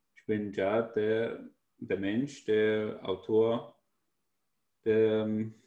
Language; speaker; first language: German; non-native, fluent; Arabic